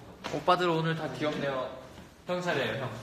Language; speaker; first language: Korean; native; Korean